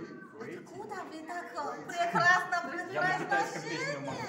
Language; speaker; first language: Russian; non-native, learner; Chinese